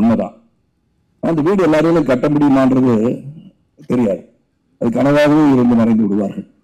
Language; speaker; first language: Tamil; native; Tamil